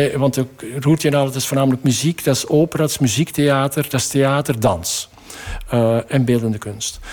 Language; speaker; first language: Dutch; native; Dutch